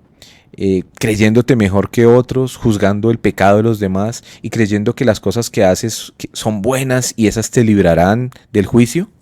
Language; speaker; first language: Spanish; native; Spanish